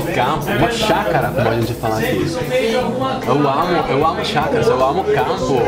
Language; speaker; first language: Portuguese; non-native, fluent; Czech